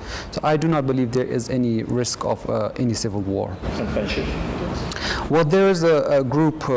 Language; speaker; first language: English; non-native, fluent; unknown